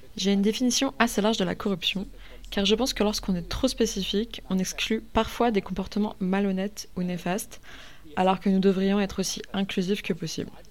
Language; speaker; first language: French; non-native, learner; English